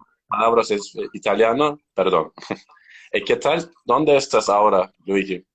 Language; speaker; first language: Spanish; non-native, learner; Turkish